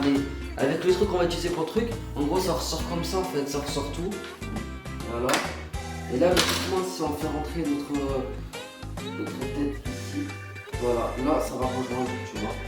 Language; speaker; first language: French; native; French